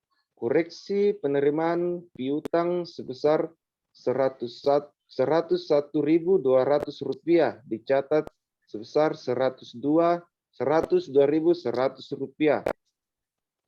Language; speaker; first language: Indonesian; native; Indonesian